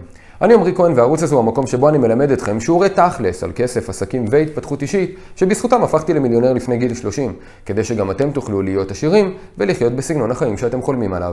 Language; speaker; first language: Hebrew; native; Hebrew